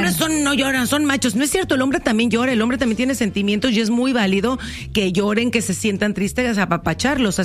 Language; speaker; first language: Spanish; native; Spanish